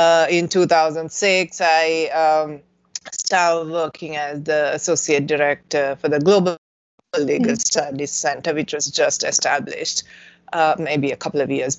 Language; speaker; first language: English; non-native, local second language; Sinhala